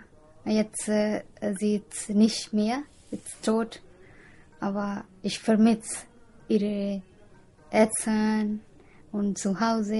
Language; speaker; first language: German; non-native, learner; Punjabi